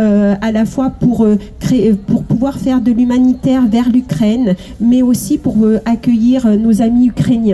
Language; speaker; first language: French; native; French